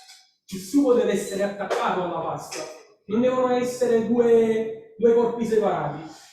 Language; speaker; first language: Italian; native; Italian